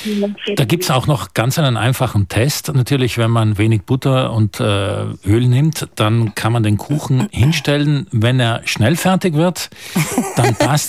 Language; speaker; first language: German; native; German